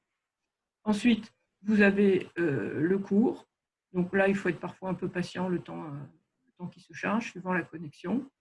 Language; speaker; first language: French; native; French